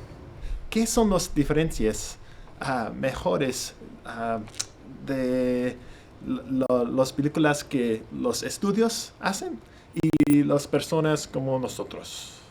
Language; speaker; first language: Spanish; non-native, learner; English